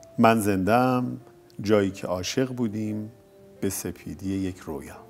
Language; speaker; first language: Persian; native; Persian